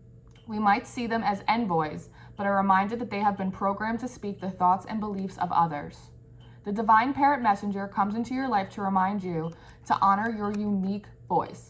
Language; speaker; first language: English; native; English